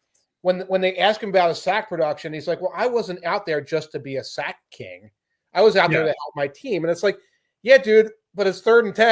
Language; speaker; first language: English; native; English